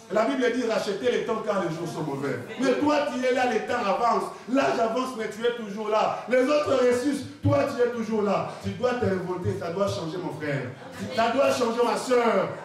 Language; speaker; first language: French; non-native, local second language; Lingala